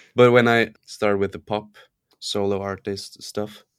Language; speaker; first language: English; non-native, fluent; Norwegian